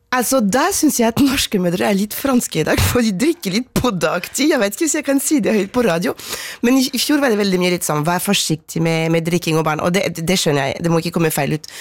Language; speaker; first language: Norwegian; non-native, fluent; French